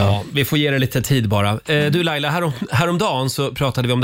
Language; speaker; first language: Swedish; native; Swedish